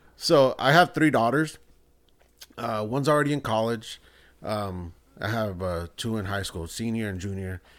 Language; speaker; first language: English; early bilingual, other home language; Spanish